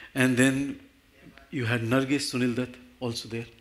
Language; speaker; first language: English; non-native, local second language; Gujarati